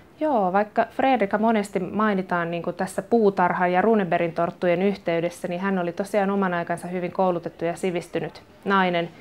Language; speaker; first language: Finnish; native; Finnish